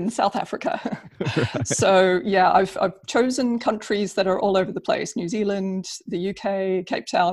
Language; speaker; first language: English; native; English